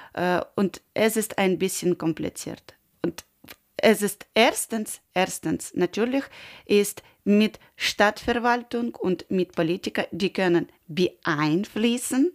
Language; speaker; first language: German; non-native, learner; Ukrainian